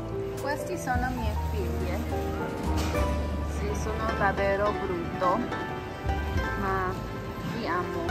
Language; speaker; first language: Italian; non-native, learner; English